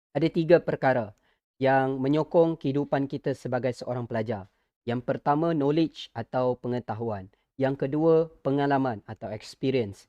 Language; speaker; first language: Malay; native; Malay